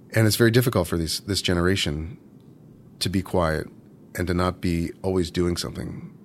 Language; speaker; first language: English; native; English